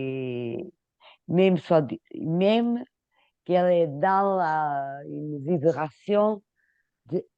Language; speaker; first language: French; non-native, fluent; Portuguese